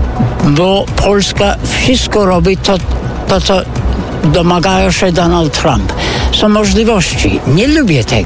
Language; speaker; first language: Polish; non-native, fluent; English